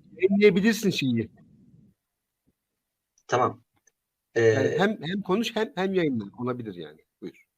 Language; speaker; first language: Turkish; native; Turkish